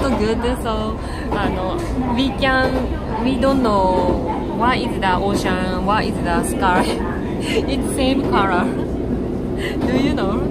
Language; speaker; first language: English; non-native, learner; Japanese